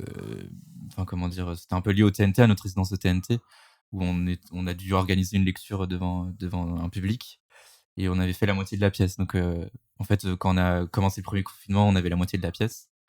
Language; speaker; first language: French; native; French